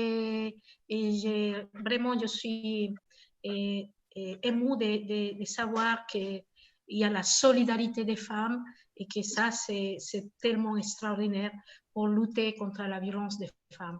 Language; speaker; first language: French; non-native, fluent; Spanish